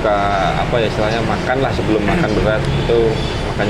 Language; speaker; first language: Indonesian; native; Indonesian